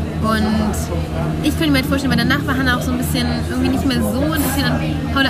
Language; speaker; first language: German; native; German